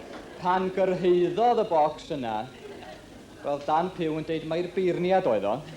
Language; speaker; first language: Welsh; native; Welsh